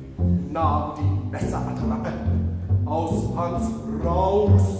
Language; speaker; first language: German; native; German